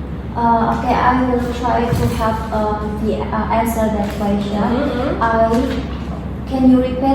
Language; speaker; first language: English; non-native, learner; Indonesian